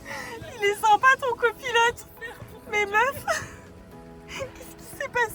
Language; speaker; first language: French; native; French